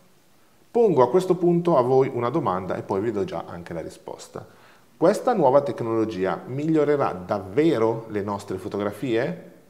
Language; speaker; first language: Italian; native; Italian